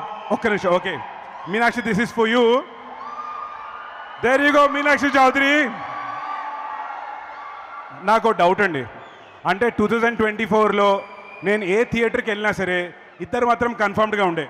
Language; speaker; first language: Telugu; native; Telugu